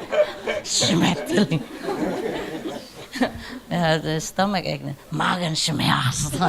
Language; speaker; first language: German; non-native, learner; Vietnamese